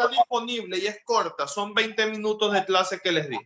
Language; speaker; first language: Spanish; native; Spanish